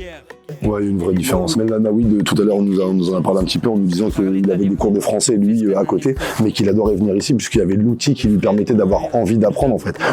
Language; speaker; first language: French; native; French